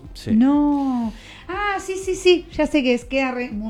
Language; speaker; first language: Spanish; native; Spanish